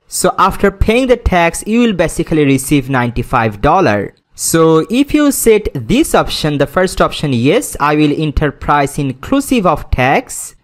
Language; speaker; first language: English; non-native, local second language; Bangla